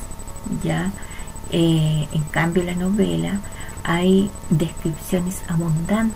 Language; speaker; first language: Spanish; native; Spanish